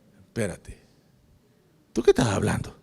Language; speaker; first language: Spanish; native; Spanish